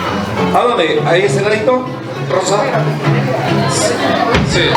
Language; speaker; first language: Spanish; native; Spanish